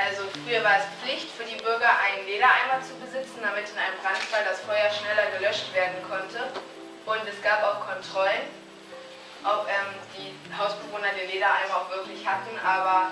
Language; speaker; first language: German; native; German